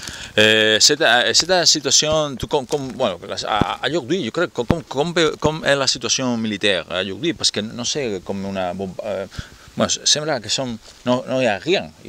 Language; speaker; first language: French; non-native, learner; Spanish